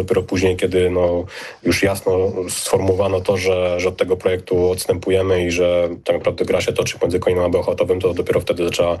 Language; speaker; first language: Polish; native; Polish